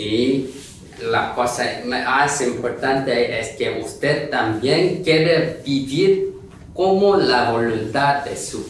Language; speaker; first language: Spanish; non-native, learner; Korean